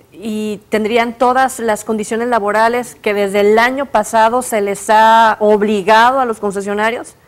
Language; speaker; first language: Spanish; native; Spanish